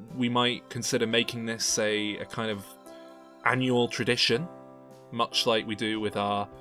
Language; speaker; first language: English; native; English